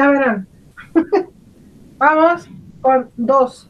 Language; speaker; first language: Spanish; native; Spanish